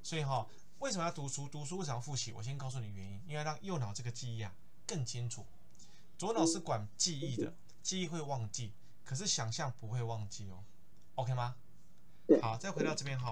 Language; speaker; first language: Chinese; native; Chinese